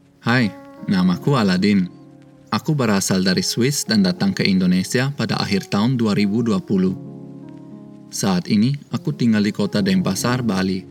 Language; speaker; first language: Indonesian; early bilingual, other home language; Swiss German